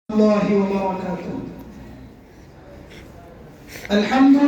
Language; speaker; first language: Arabic; non-native, learner; Urdu